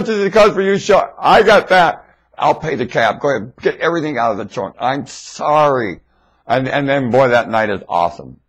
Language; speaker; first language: English; native; English